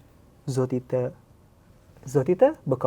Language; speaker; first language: Albanian; non-native, learner; Indonesian